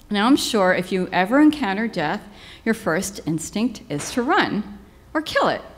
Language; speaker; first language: English; native; English